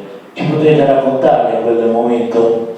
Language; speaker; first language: Italian; native; Italian